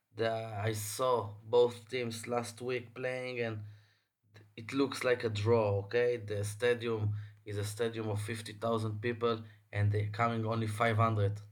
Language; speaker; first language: English; non-native, fluent; Hebrew